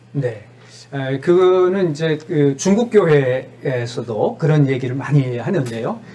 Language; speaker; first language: Korean; native; Korean